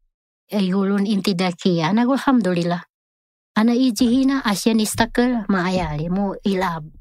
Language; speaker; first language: Arabic; non-native, learner; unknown